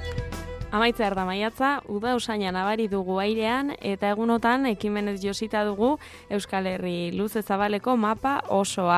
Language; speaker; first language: Basque; native; Basque